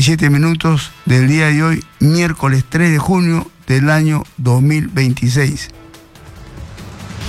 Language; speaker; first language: Spanish; native; Spanish